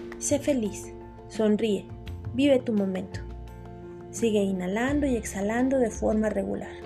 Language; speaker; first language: Spanish; native; Spanish